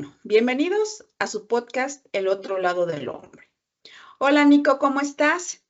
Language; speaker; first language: Spanish; native; Spanish